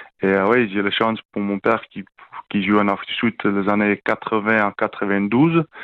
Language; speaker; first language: French; non-native, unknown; Afrikaans